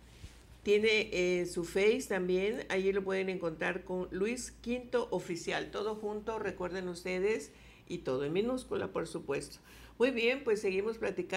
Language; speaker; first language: Spanish; native; Spanish